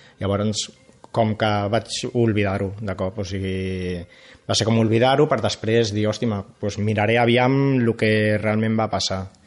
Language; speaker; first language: Catalan; native; Catalan